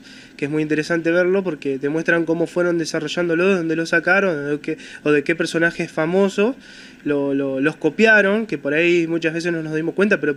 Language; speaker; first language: Spanish; native; Spanish